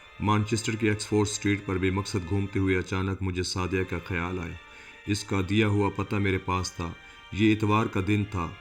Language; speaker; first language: Urdu; non-native, local second language; Sindhi